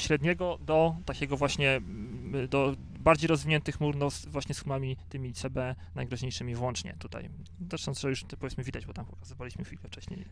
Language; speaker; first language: Polish; native; Polish